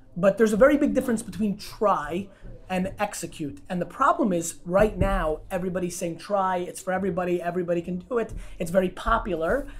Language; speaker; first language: English; non-native, fluent; Russian